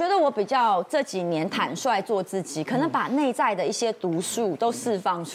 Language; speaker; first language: Chinese; native; Chinese